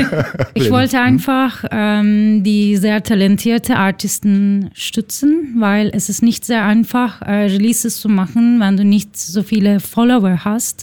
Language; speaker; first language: German; non-native, learner; Turkish